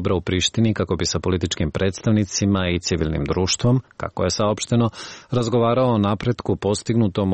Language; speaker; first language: Croatian; native; Croatian